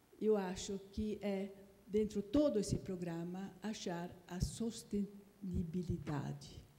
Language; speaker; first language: Portuguese; non-native, fluent; Italian